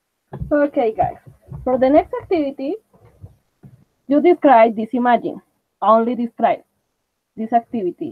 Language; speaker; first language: English; non-native, learner; Spanish